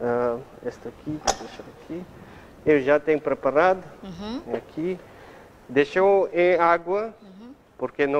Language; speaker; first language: Portuguese; non-native, learner; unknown